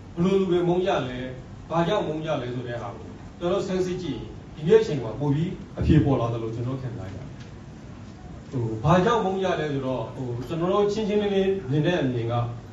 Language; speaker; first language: Burmese; non-native, local second language; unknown